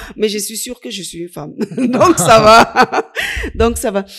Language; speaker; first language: French; non-native, fluent; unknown